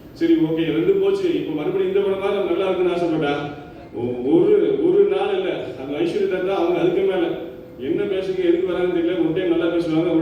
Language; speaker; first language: Tamil; native; Tamil